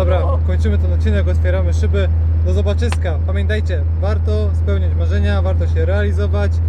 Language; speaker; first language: Polish; native; Polish